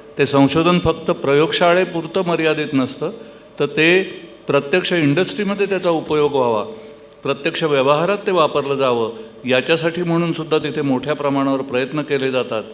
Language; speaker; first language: Marathi; native; Marathi